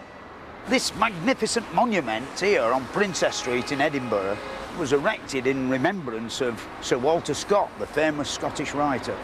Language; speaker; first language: English; native; English